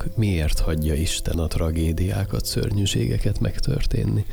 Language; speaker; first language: Hungarian; native; Hungarian